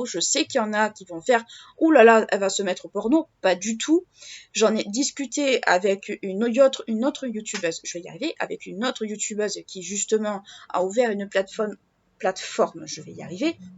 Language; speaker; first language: French; native; French